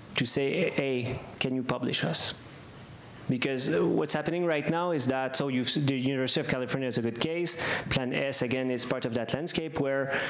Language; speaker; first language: English; non-native, fluent; French